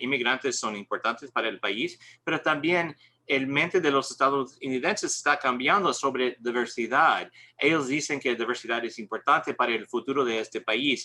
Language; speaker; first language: Spanish; non-native, learner; English